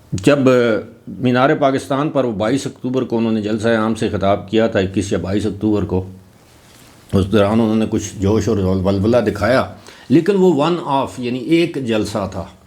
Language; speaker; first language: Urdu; non-native, local second language; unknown